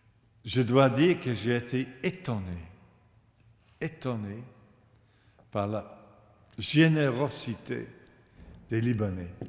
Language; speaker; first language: French; non-native, fluent; English